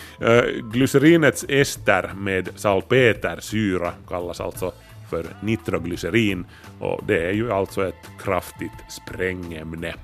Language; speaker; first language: Swedish; native; Swedish